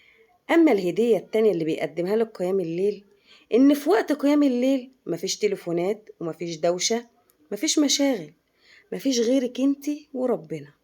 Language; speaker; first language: Arabic; native; Arabic